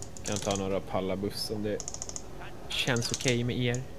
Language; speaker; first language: Swedish; native; Swedish